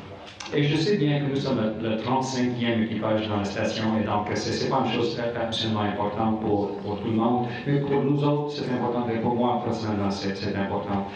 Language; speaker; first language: French; non-native, local second language; English